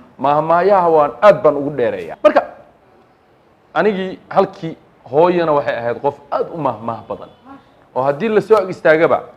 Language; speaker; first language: Somali; native; Somali